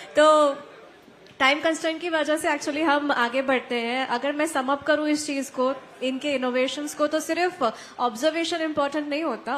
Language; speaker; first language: Hindi; non-native, local second language; Marathi